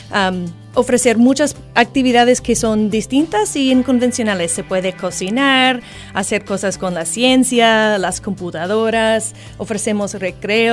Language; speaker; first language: Spanish; non-native, fluent; English